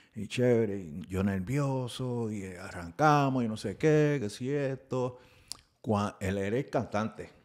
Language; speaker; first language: Spanish; early bilingual, heritage; Spanish